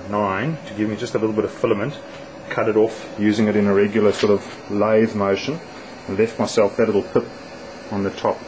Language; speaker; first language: English; native; English